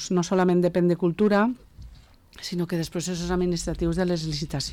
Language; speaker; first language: Catalan; native; Catalan